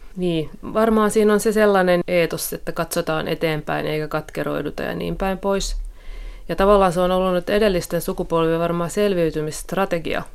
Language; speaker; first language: Finnish; native; Finnish